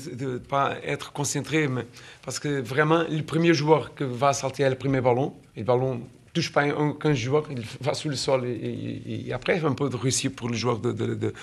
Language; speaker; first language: French; non-native, fluent; Portuguese